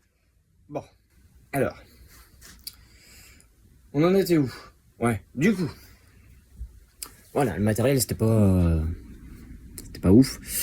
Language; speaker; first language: French; native; French